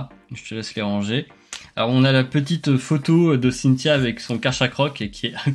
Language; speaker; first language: French; native; French